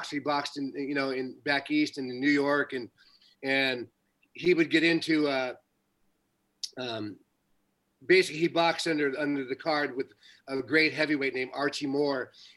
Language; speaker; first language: English; native; English